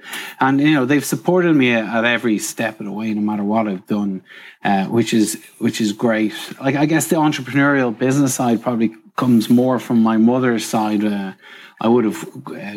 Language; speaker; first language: English; native; English